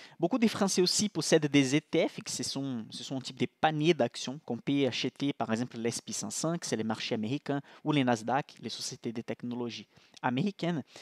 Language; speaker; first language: French; non-native, fluent; Portuguese